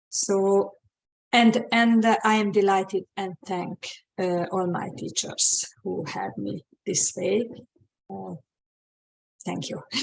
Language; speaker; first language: English; non-native, fluent; Hungarian